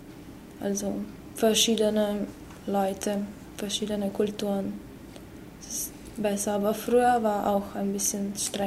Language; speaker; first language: German; non-native, fluent; Slovenian